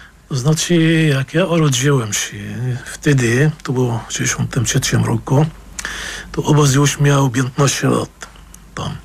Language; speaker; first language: Polish; non-native, fluent; Arabic